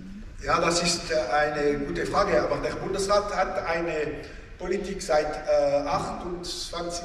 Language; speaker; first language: German; non-native, local second language; French